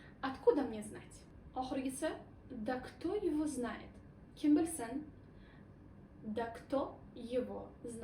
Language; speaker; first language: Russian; non-native, local second language; Uzbek